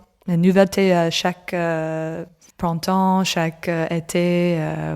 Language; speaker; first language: French; non-native, learner; English